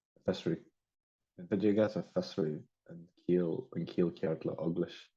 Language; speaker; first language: Irish; non-native, local second language; English